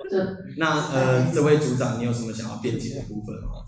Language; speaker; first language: Chinese; native; Chinese